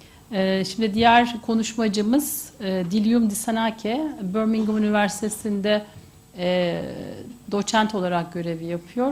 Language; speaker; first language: Turkish; native; Turkish